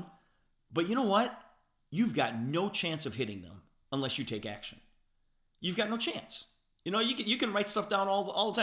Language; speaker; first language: English; native; English